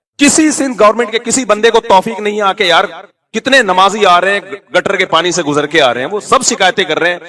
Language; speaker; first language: Urdu; native; Urdu